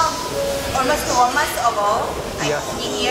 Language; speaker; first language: English; non-native, learner; Korean